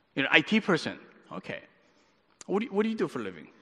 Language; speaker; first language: English; native; English